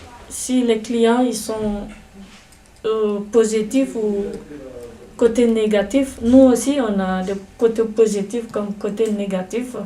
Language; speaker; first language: French; non-native, learner; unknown